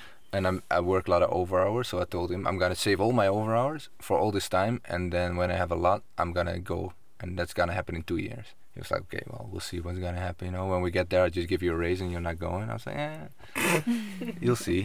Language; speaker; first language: English; non-native, fluent; Dutch